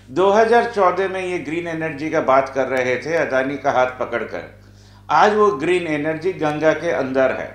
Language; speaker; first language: Hindi; non-native, local second language; Bangla